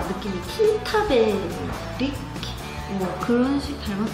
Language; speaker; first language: Korean; native; Korean